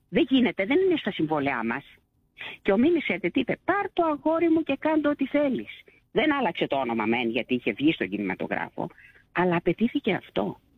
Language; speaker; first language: Greek; native; Greek